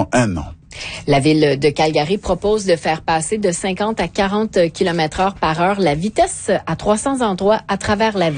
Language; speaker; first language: French; native; French